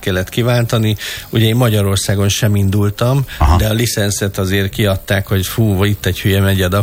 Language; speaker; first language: Hungarian; native; Hungarian